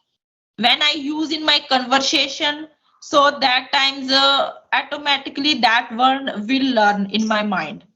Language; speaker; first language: English; non-native, local second language; Hindi